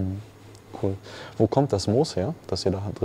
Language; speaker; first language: German; native; German